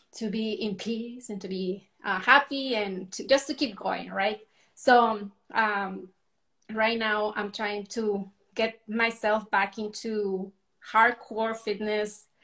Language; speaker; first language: English; non-native, fluent; Spanish